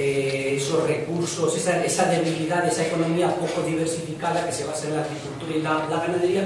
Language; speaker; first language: Spanish; native; Spanish